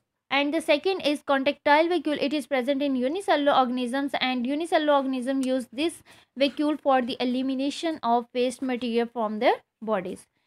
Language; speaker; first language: English; non-native, local second language; Hindi